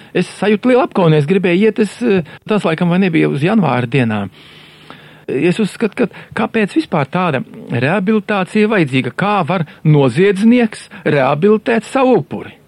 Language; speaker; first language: Latvian; native; Latvian